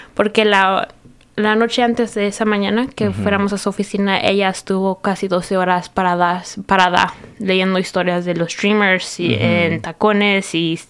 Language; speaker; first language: Spanish; early bilingual, heritage; Spanish